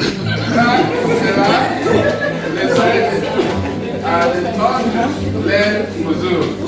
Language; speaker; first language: French; non-native, learner; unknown